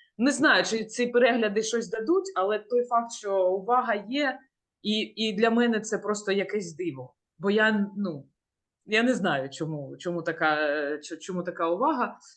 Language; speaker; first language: Ukrainian; native; Ukrainian